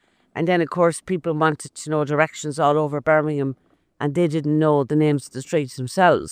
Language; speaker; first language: English; native; English